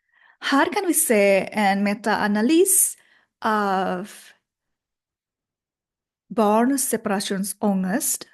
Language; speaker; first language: Swedish; non-native, learner; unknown